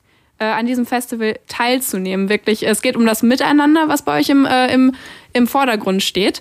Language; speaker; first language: German; native; German